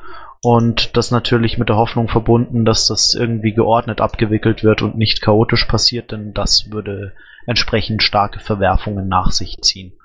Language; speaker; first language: German; native; German